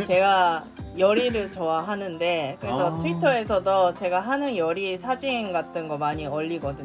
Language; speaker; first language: Korean; non-native, fluent; Japanese